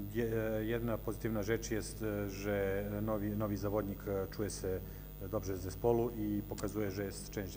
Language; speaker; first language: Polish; non-native, learner; Serbian